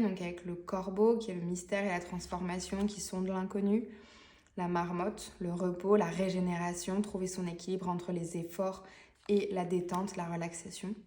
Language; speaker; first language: French; native; French